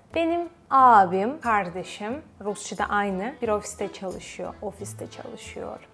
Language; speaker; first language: Turkish; non-native, fluent; Russian